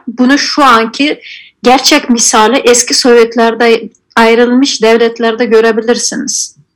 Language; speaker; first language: Turkish; non-native, fluent; Azerbaijani